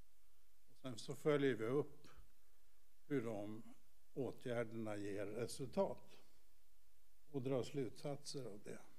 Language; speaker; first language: Swedish; native; Swedish